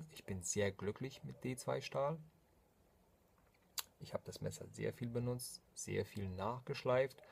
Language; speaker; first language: German; non-native, fluent; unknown